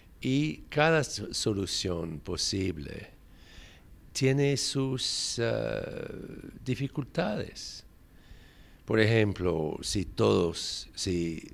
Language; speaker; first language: Spanish; non-native, fluent; English